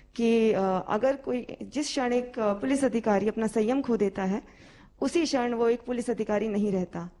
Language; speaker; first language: Hindi; native; Hindi